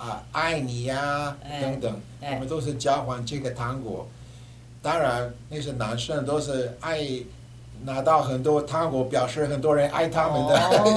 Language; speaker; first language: Chinese; non-native, fluent; English